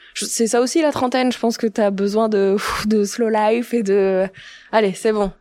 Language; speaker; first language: French; native; French